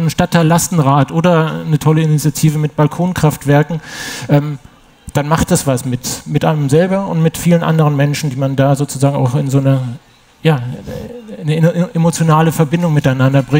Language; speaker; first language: German; native; German